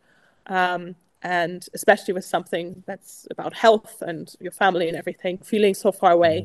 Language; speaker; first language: English; non-native, fluent; German